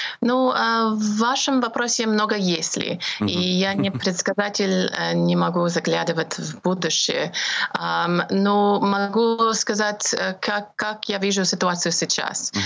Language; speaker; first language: Russian; non-native, fluent; English